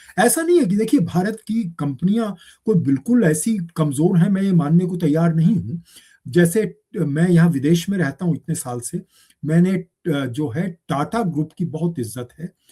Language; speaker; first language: Hindi; native; Hindi